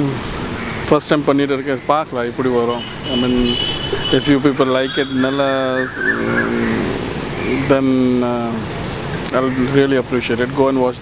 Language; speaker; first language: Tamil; non-native, learner; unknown